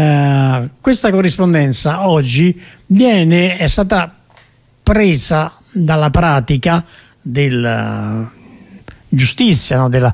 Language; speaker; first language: Italian; native; Italian